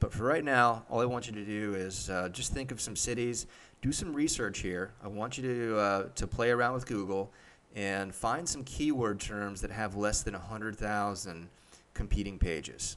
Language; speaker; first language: English; native; English